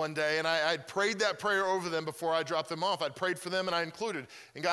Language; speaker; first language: English; native; English